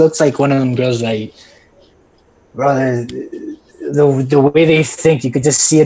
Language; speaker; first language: English; native; English